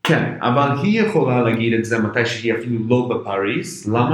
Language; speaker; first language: Hebrew; non-native, fluent; English